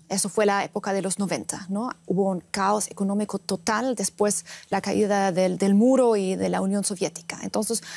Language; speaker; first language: Spanish; non-native, fluent; Russian